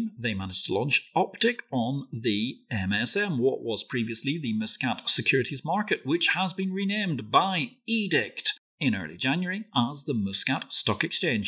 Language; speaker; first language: English; native; English